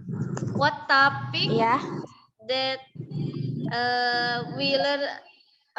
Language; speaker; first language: English; non-native, learner; Indonesian